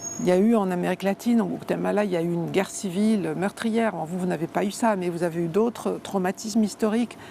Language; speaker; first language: French; native; French